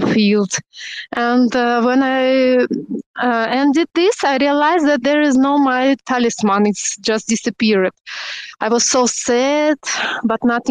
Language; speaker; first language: English; non-native, learner; Russian